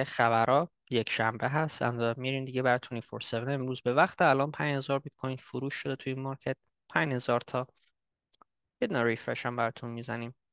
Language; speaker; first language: Persian; early bilingual, heritage; Persian